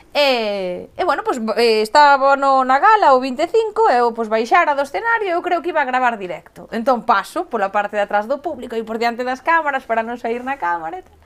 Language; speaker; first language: Galician; native; Galician